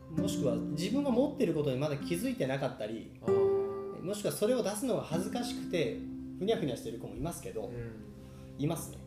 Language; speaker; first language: Japanese; native; Japanese